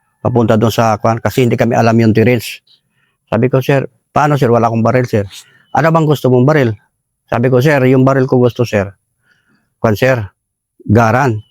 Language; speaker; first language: Filipino; non-native, local second language; Cebuano